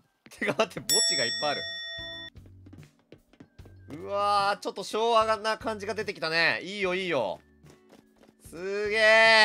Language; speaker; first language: Japanese; native; Japanese